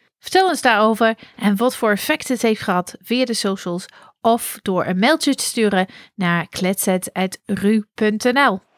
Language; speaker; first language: Dutch; non-native, fluent; English